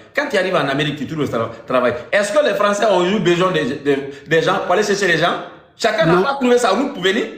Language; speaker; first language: French; non-native, local second language; Fula